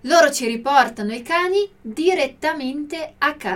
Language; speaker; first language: Italian; non-native, fluent; Portuguese